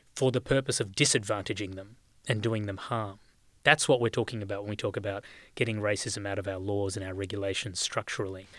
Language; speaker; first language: English; native; English